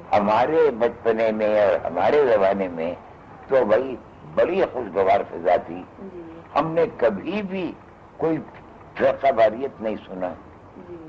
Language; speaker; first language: Urdu; native; Urdu